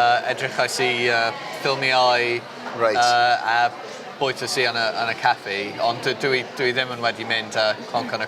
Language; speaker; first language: Welsh; non-native, local second language; English